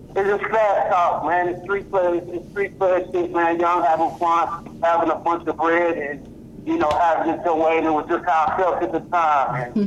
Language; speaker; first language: English; native; English